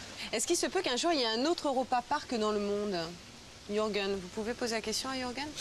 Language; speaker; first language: French; native; French